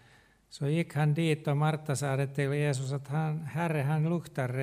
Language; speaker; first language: Swedish; non-native, local second language; Finnish